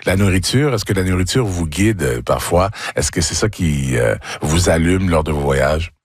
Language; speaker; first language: French; native; French